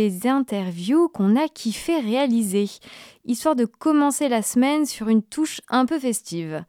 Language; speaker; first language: French; native; French